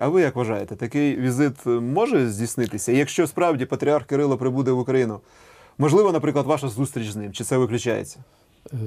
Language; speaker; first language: Ukrainian; native; Ukrainian